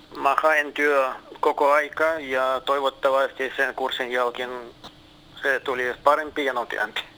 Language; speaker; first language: Finnish; non-native, learner; Russian